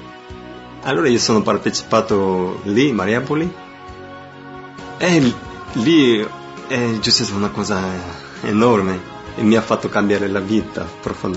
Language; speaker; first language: Italian; non-native, fluent; Korean